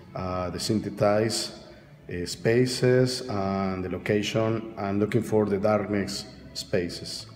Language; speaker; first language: English; non-native, learner; Spanish